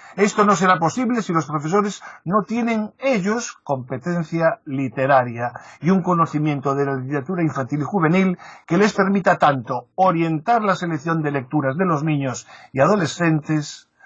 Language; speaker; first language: Spanish; non-native, local second language; Galician